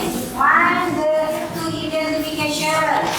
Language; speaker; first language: English; non-native, local second language; Indonesian